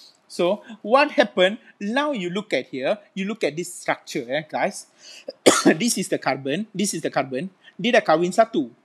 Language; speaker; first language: English; non-native, local second language; Malay